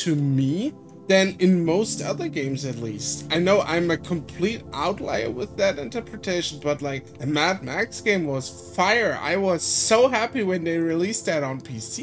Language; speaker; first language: English; non-native, fluent; German